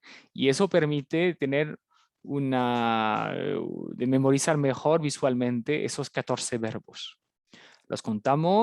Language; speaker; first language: Spanish; non-native, fluent; French